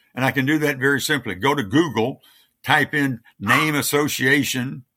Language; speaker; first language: English; native; English